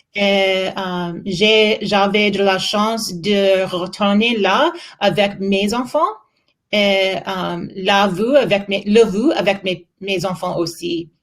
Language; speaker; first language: French; non-native, learner; English